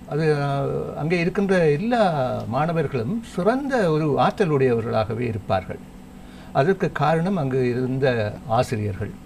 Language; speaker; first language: Tamil; native; Tamil